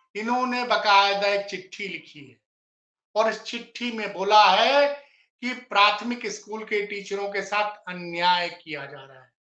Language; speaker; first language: Hindi; native; Hindi